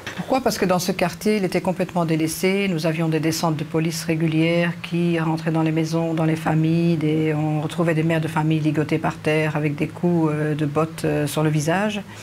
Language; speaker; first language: French; early bilingual, other home language; Arabic